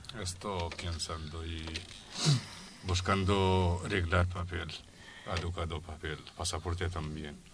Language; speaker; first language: Spanish; non-native, learner; Bangla